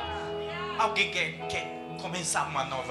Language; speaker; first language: Portuguese; non-native, fluent; English